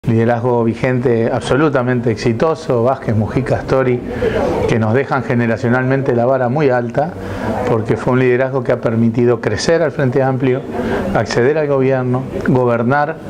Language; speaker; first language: Spanish; native; Spanish